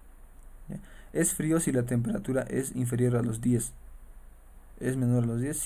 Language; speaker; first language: Spanish; native; Spanish